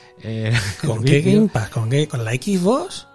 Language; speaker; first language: Spanish; native; Spanish